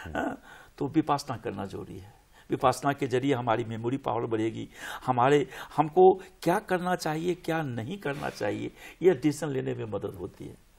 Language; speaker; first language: Hindi; native; Hindi